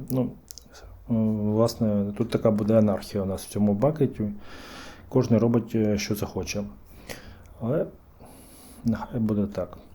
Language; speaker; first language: Ukrainian; native; Ukrainian